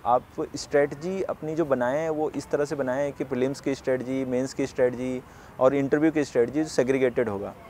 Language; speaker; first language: Hindi; native; Hindi